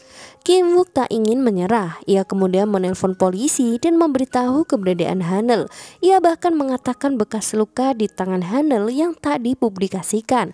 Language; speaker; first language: Indonesian; native; Indonesian